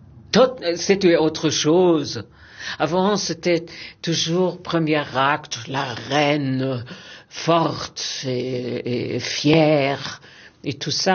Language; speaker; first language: French; non-native, fluent; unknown